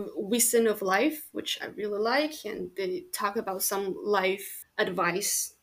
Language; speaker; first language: English; non-native, fluent; Chinese